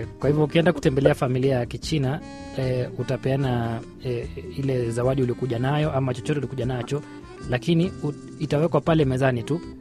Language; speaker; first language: Swahili; native; Swahili